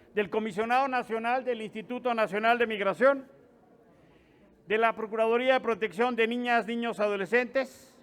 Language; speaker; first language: Spanish; native; Spanish